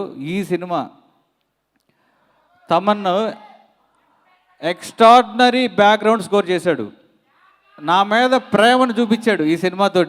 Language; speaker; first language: Telugu; native; Telugu